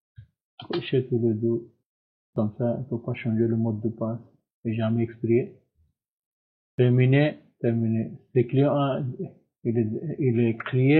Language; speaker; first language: French; non-native, learner; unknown